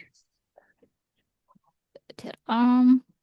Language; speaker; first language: German; non-native, fluent; Indonesian